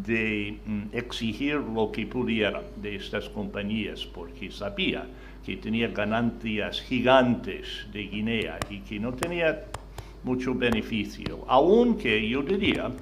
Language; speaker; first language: Spanish; non-native, fluent; English